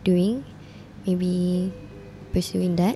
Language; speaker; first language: English; non-native, local second language; Malay